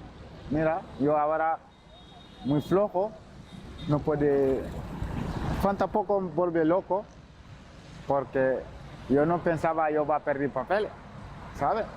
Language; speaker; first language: Spanish; non-native, learner; Bambara